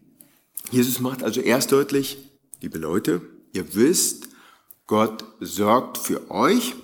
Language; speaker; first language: German; native; German